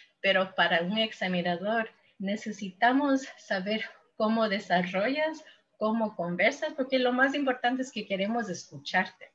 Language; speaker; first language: Spanish; non-native, fluent; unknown